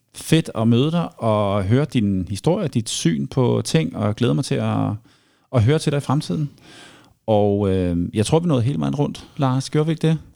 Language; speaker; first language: Danish; native; Danish